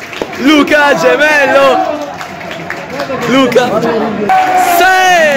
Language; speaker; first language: Italian; native; Italian